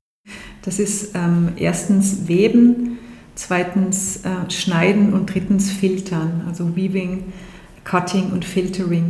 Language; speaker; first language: German; native; German